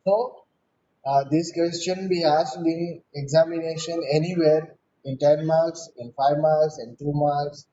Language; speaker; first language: English; non-native, local second language; Gujarati